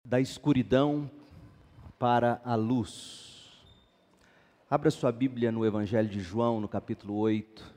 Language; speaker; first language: Portuguese; native; Portuguese